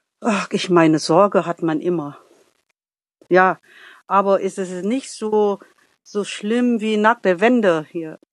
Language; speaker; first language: German; non-native, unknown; Vietnamese